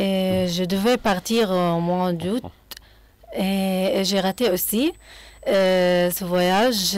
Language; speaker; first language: French; non-native, fluent; Arabic